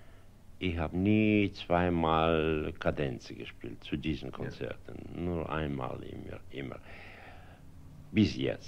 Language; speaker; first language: German; non-native, fluent; Russian